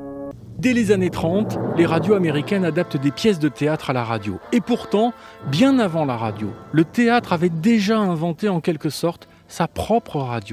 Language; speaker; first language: French; native; French